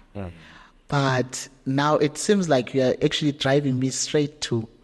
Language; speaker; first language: English; non-native, local second language; Zulu